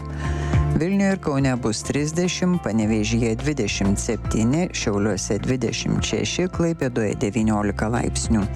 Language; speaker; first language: Lithuanian; native; Lithuanian